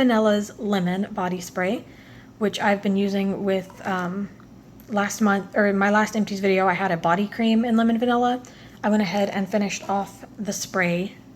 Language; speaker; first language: English; native; English